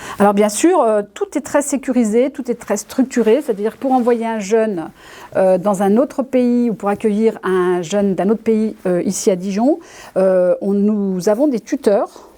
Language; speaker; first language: French; native; French